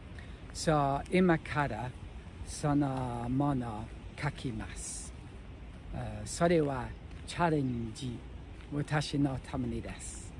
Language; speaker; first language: Japanese; non-native, learner; English